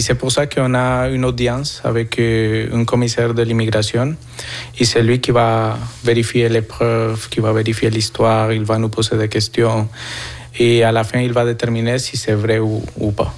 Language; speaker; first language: French; non-native, fluent; Spanish